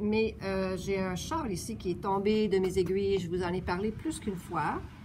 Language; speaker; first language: French; native; French